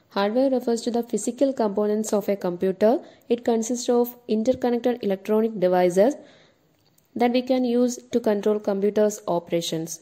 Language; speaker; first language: English; non-native, local second language; Malayalam